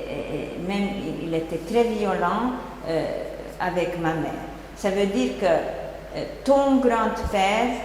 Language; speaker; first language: French; non-native, fluent; Hungarian